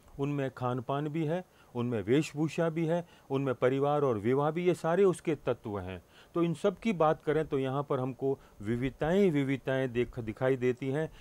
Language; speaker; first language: Hindi; native; Hindi